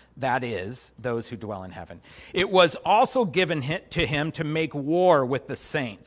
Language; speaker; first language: English; native; English